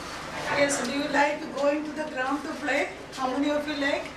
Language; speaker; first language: English; non-native, local second language; Hindi